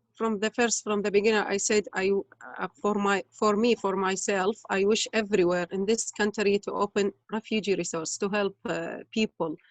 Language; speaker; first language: English; non-native, learner; Arabic